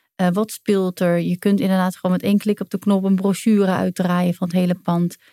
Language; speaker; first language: Dutch; native; Dutch